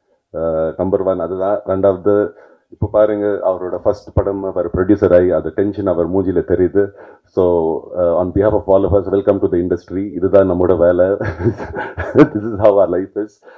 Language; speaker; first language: Tamil; non-native, fluent; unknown